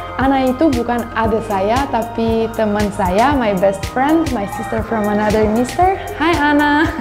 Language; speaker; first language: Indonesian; non-native, learner; Romanian